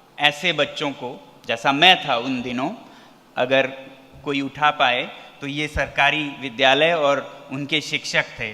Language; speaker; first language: Hindi; non-native, local second language; Ladakhi